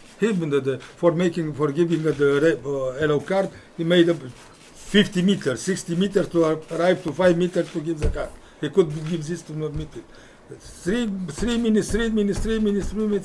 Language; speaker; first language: English; non-native, fluent; Romanian